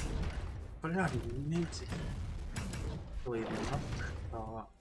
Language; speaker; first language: Latvian; native; Latvian